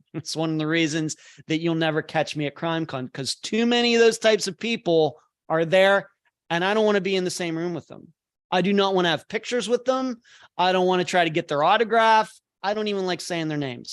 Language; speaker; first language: English; native; English